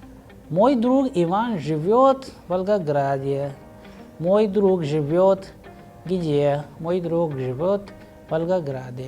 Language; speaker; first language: Russian; non-native, fluent; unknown